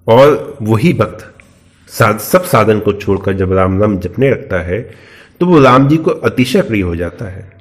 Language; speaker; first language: Hindi; native; Hindi